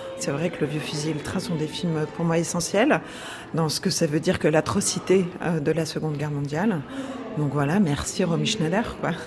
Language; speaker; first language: French; native; French